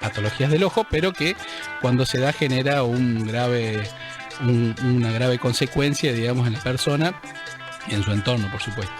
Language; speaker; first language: Spanish; native; Spanish